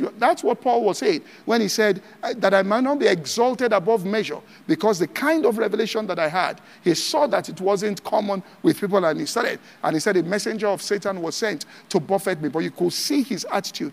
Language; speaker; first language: English; non-native, local second language; Yoruba